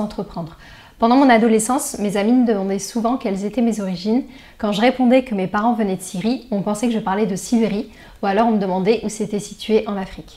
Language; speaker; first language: French; early bilingual, other home language; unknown